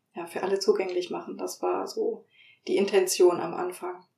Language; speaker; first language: German; native; German